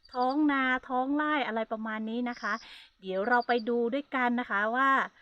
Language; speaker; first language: Thai; non-native, local second language; Hmong